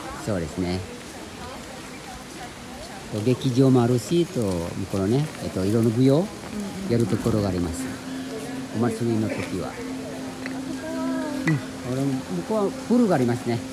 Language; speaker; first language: Japanese; non-native, fluent; Indonesian